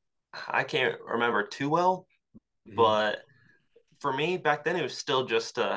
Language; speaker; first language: English; native; English